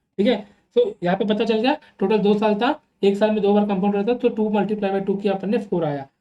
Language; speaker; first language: Hindi; non-native, local second language; Telugu